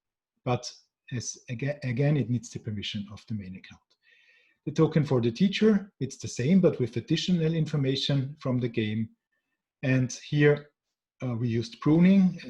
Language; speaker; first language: English; non-native, fluent; German